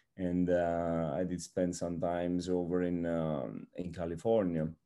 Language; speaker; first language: English; non-native, fluent; Italian